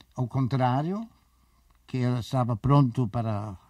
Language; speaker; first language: Portuguese; non-native, fluent; German